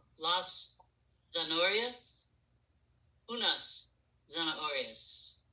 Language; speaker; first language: Spanish; non-native, learner; English